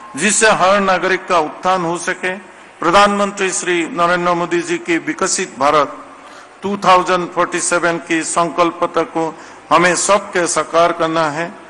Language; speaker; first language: Hindi; non-native, local second language; Assamese